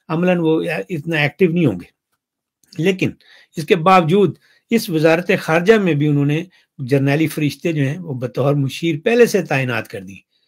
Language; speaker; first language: Urdu; non-native, local second language; Punjabi